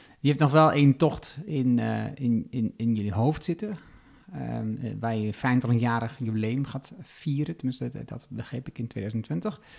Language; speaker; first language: Dutch; native; Dutch